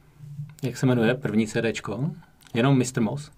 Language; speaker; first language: Czech; native; Czech